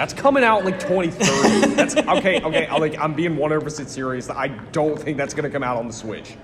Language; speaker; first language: English; native; English